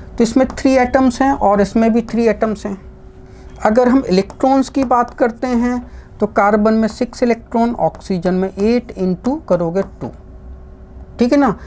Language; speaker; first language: Hindi; non-native, local second language; Gujarati